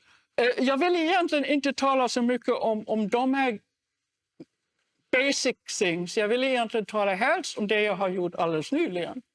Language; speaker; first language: Swedish; non-native, fluent; German